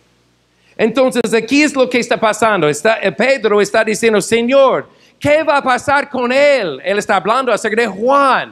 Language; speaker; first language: Spanish; non-native, fluent; English